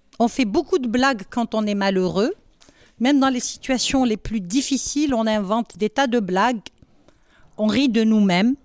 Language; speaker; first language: French; non-native, local second language; Arabic